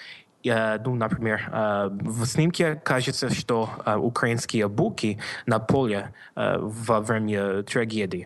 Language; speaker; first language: Russian; non-native, learner; English